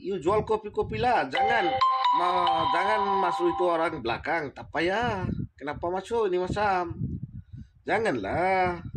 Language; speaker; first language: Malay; non-native, learner; Bangla